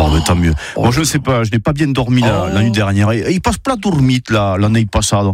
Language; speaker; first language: French; native; French